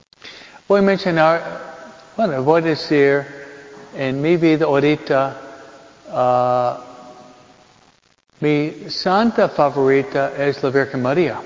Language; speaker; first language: Spanish; non-native, fluent; English